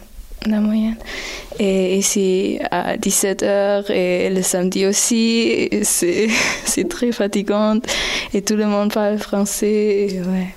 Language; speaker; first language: French; non-native, learner; German